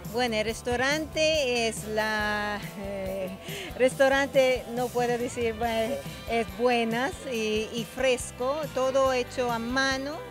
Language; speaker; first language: Spanish; non-native, learner; Italian